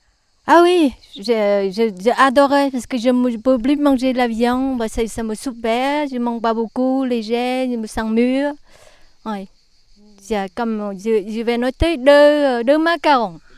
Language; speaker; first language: French; non-native, learner; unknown